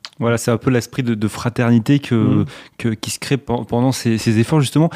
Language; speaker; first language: French; native; French